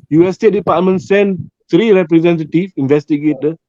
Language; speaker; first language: English; non-native, local second language; Malay